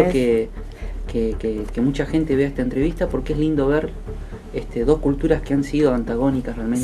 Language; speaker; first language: Spanish; native; Spanish